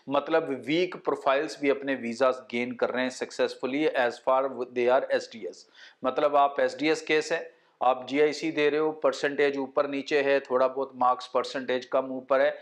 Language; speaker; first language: Hindi; non-native, local second language; Punjabi